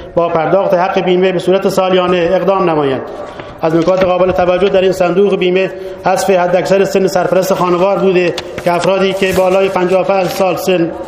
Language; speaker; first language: Persian; non-native, local second language; Baluchi